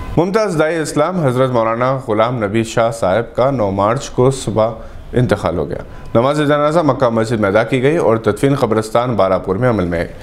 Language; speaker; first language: Urdu; native; Urdu